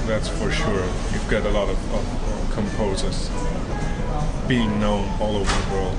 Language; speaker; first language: English; non-native, fluent; German